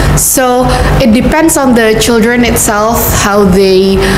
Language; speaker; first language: English; non-native, learner; Indonesian